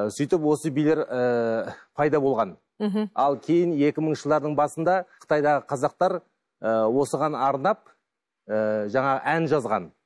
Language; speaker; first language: Kazakh; native; Kazakh